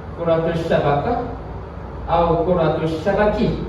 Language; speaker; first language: Arabic; non-native, learner; Malay